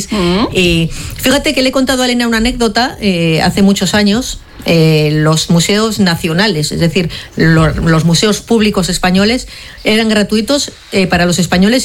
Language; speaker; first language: Spanish; native; Spanish